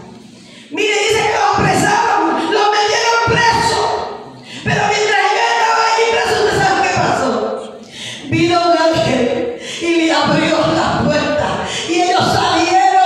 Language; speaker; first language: Spanish; native; Spanish